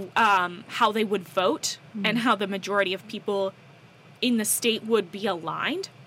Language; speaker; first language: English; native; English